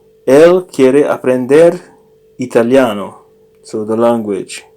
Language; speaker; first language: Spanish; non-native, learner; English